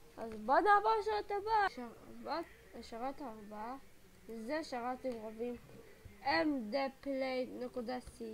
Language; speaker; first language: Hebrew; native; Hebrew